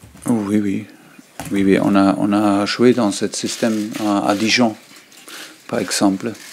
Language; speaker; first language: French; non-native, learner; German